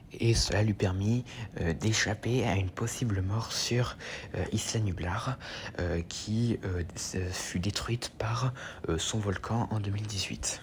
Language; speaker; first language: French; native; French